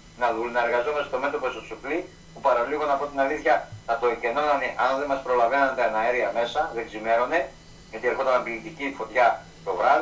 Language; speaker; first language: Greek; native; Greek